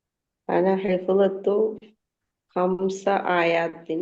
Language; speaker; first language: Arabic; non-native, learner; Malayalam